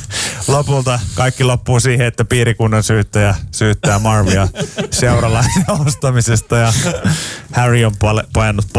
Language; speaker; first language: Finnish; native; Finnish